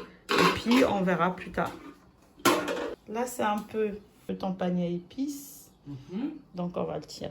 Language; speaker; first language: French; native; French